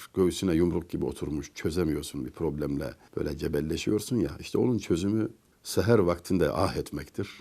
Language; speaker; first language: Turkish; native; Turkish